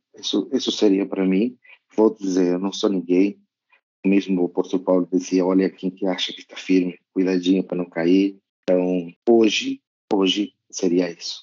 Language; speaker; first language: Portuguese; non-native, fluent; Spanish